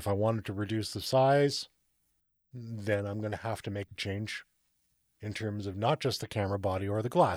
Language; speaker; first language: English; native; English